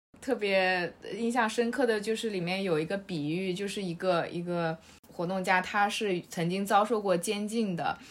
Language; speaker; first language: Chinese; native; Chinese